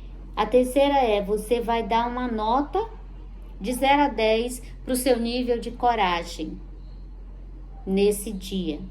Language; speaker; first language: Portuguese; native; Portuguese